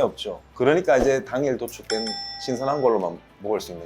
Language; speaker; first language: Korean; native; Korean